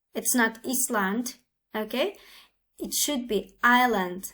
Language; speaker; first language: English; non-native, fluent; Kazakh